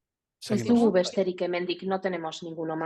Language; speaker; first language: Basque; native; Basque